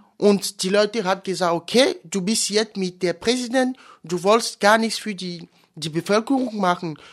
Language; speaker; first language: German; non-native, learner; Ewe